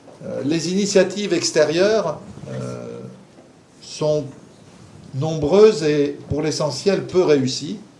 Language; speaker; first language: French; native; French